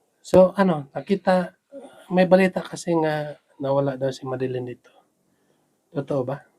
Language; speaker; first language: Filipino; non-native, local second language; Cebuano